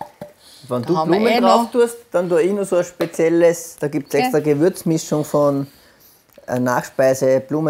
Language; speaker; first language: German; native; German